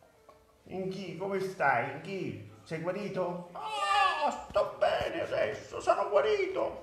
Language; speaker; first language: Italian; native; Italian